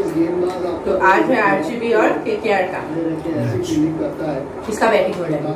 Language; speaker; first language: Hindi; native; Hindi